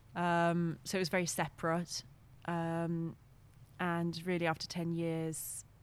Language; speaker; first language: English; non-native, fluent; French